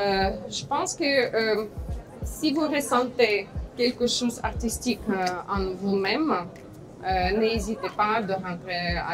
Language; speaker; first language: French; non-native, fluent; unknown